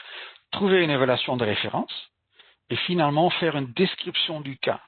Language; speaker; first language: French; non-native, fluent; Dutch